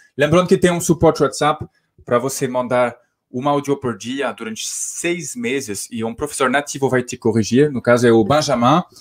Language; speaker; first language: Portuguese; non-native, fluent; French